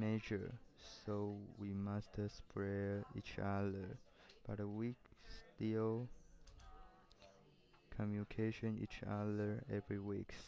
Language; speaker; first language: English; non-native, learner; Chinese